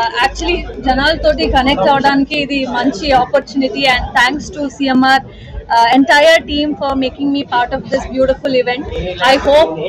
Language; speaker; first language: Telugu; non-native, learner; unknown